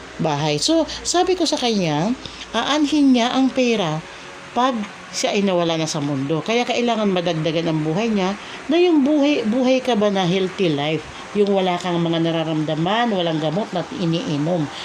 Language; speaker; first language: Filipino; non-native, local second language; Waray